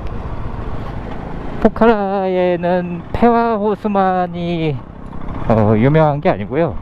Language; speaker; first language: Korean; native; Korean